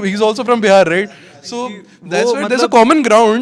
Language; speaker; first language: English; non-native, local second language; Hindi